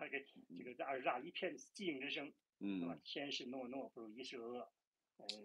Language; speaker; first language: Chinese; native; Chinese